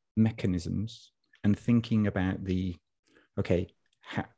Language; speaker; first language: English; native; English